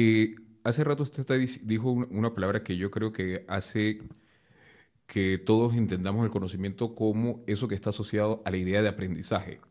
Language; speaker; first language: Spanish; native; Spanish